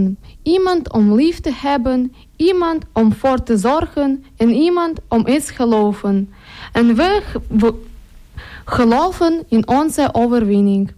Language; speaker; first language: Dutch; non-native, learner; Ukrainian